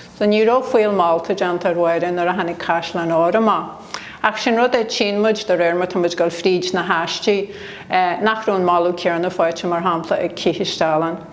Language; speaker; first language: Irish; native; Irish